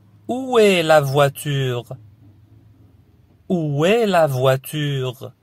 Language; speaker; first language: French; non-native, fluent; Arabic